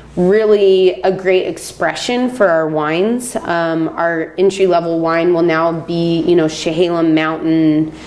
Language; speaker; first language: English; native; English